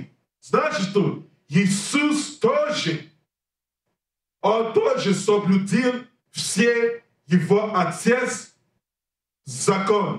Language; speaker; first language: Russian; non-native, learner; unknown